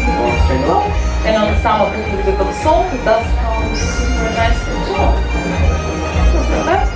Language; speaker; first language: English; non-native, fluent; Russian